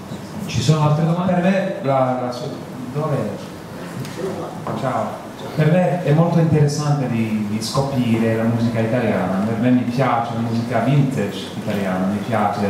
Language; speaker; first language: Italian; non-native, learner; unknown